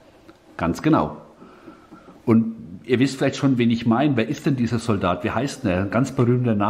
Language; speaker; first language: German; native; German